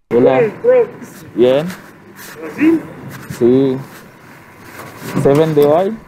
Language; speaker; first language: Spanish; non-native, learner; Haitian Creole